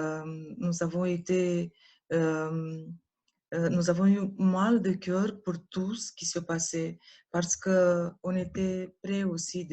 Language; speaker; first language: French; non-native, learner; Romanian